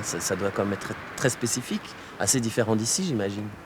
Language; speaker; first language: French; native; French